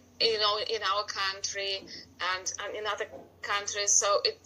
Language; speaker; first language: English; non-native, fluent; Russian